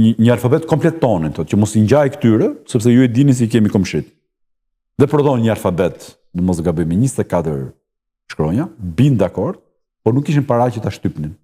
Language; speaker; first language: Albanian; native; Albanian